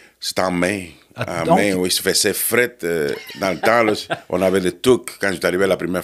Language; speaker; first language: French; non-native, fluent; Spanish